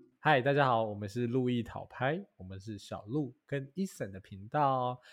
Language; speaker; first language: Chinese; native; Chinese